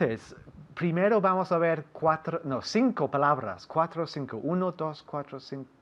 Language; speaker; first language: Spanish; non-native, fluent; English